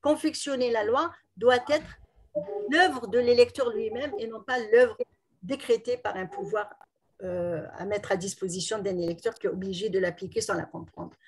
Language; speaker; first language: French; non-native, local second language; Arabic